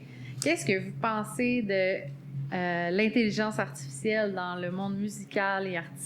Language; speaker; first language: French; native; French